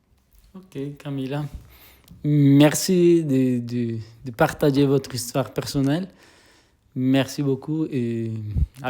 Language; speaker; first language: French; non-native, fluent; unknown